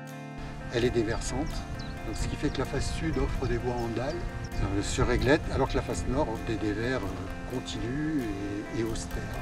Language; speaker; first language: French; native; French